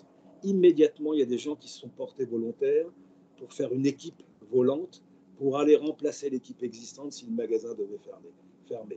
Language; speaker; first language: French; native; French